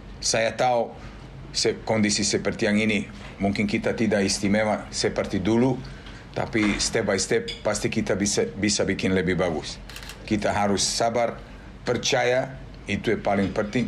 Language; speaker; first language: Indonesian; non-native, fluent; Serbian